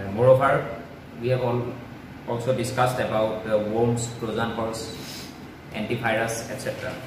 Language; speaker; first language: English; non-native, local second language; Assamese